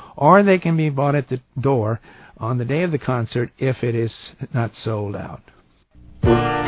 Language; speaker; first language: English; native; English